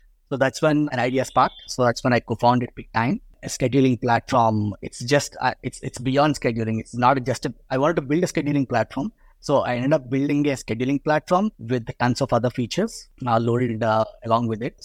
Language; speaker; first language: English; non-native, local second language; Telugu